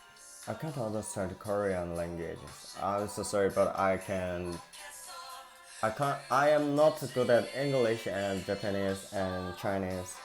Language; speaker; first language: English; non-native, learner; Korean